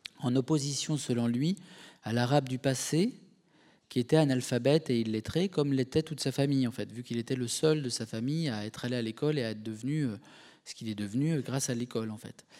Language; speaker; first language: French; native; French